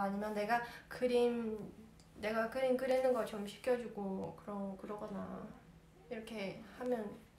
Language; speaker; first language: Korean; non-native, learner; Portuguese